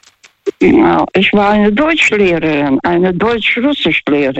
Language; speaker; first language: German; non-native, fluent; Russian